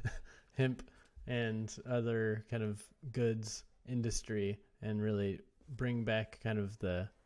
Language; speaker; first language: English; native; English